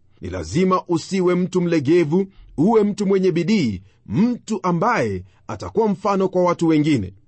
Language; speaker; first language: Swahili; non-native, local second language; Luyia